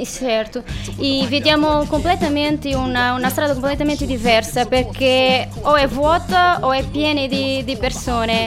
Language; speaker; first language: Italian; non-native, learner; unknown